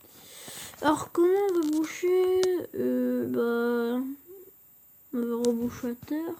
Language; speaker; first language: French; native; French